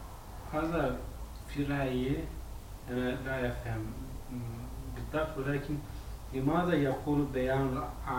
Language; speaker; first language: Arabic; non-native, learner; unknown